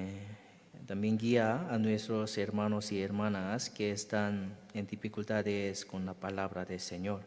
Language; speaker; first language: Spanish; non-native, learner; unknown